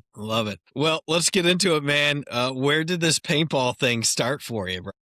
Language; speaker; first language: English; native; English